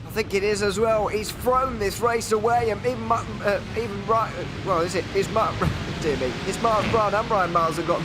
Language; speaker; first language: English; native; English